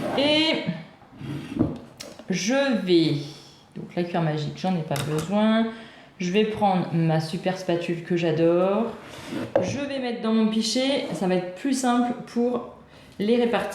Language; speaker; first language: French; native; French